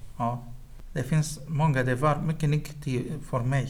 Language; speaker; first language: Swedish; non-native, learner; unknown